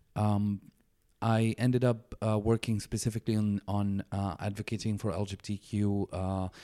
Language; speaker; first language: English; non-native, fluent; Arabic